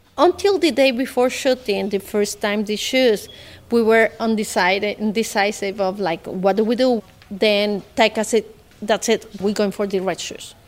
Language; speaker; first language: English; non-native, fluent; Spanish